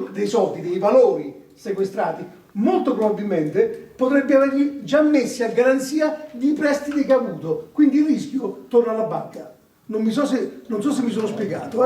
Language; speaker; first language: Italian; native; Italian